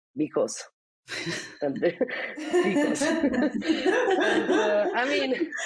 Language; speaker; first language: English; non-native, fluent; Spanish